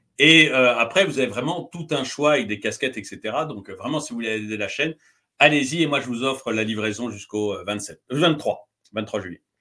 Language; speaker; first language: French; native; French